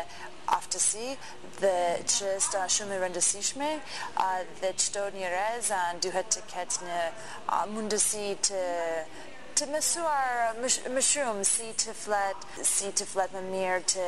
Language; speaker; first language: Albanian; non-native, learner; English